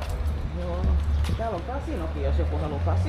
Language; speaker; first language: Finnish; native; Finnish